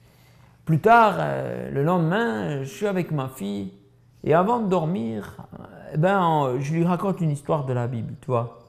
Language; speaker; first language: French; native; French